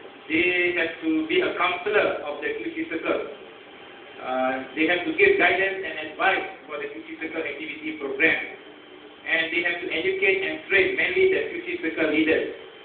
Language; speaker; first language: English; non-native, local second language; Malay